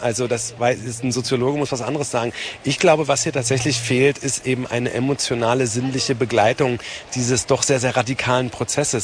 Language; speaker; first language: German; native; German